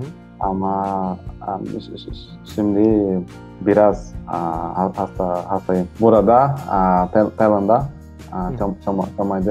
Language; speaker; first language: Turkish; non-native, learner; Portuguese